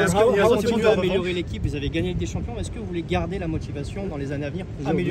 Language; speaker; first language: French; native; French